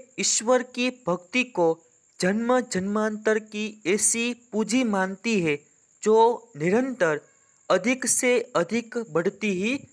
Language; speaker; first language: Hindi; non-native, local second language; Gujarati